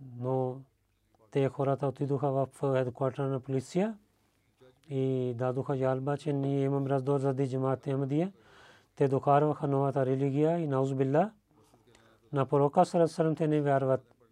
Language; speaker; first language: Bulgarian; non-native, learner; Urdu